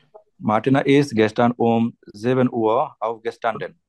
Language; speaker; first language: German; non-native, learner; Bangla